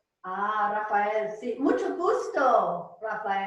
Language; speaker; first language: Spanish; non-native, fluent; English